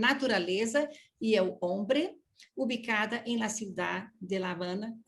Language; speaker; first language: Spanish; non-native, learner; Portuguese